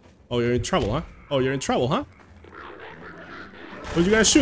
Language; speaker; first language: English; non-native, fluent; Spanish